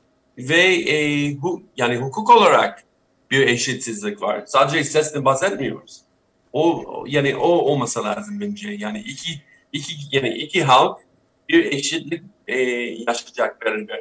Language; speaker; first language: Turkish; non-native, fluent; English